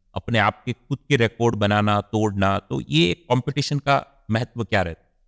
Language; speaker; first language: Hindi; non-native, local second language; Gujarati